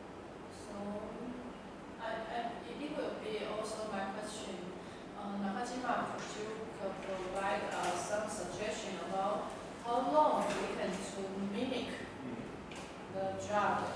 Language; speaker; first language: English; non-native, learner; Chinese